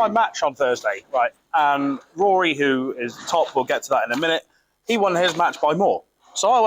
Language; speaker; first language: English; native; English